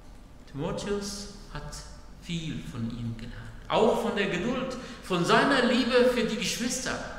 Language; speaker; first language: German; non-native, fluent; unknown